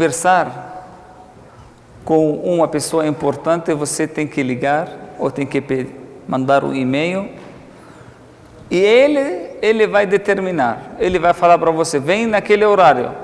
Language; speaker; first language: Portuguese; non-native, fluent; Arabic